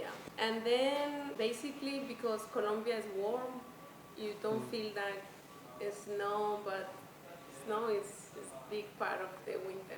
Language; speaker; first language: English; non-native, fluent; Spanish